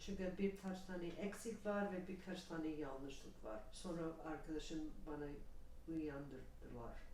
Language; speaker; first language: Turkish; non-native, learner; English